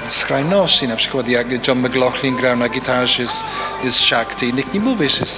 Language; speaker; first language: Polish; non-native, fluent; English